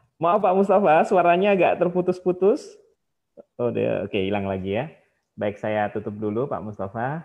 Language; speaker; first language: Indonesian; native; Indonesian